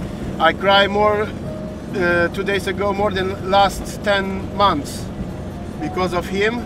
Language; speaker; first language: English; non-native, learner; Romanian